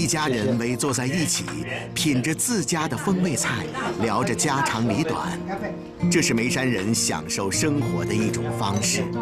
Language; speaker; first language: Chinese; native; Chinese